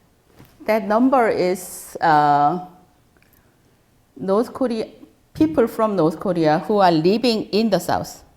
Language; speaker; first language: English; non-native, fluent; Korean